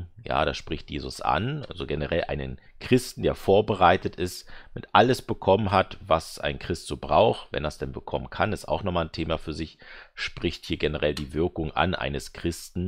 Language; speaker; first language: German; native; German